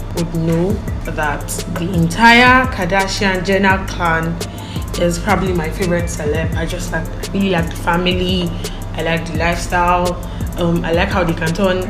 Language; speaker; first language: English; non-native, local second language; Igbo